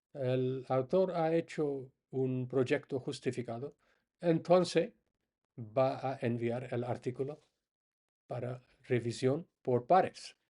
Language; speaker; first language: Spanish; non-native, fluent; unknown